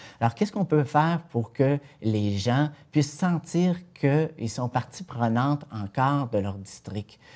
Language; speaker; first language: French; native; French